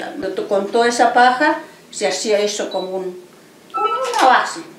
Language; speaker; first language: Spanish; native; Spanish